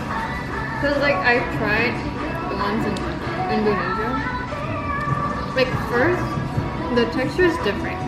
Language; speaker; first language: English; non-native, fluent; Indonesian